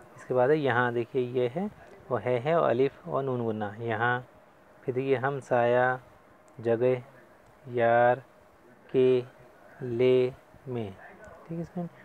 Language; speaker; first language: Hindi; native; Hindi